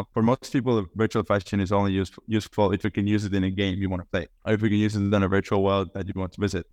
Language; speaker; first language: English; non-native, fluent; Estonian